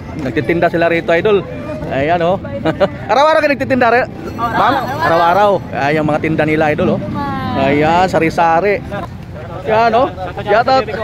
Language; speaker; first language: Filipino; non-native, local second language; Cebuano